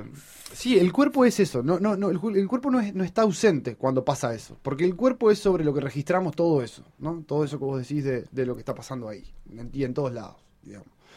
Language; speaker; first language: Spanish; native; Spanish